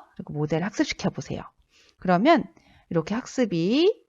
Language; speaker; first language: Korean; native; Korean